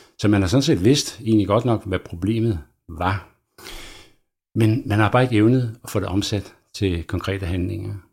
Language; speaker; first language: Danish; native; Danish